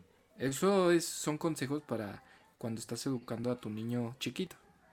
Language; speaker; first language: Spanish; native; Spanish